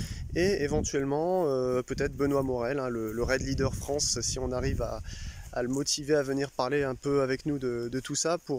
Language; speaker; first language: French; native; French